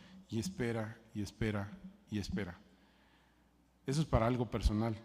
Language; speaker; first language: Spanish; native; Spanish